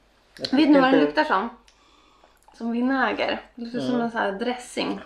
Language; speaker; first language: Swedish; native; Swedish